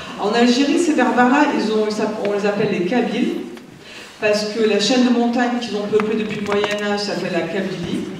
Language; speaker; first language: French; native; French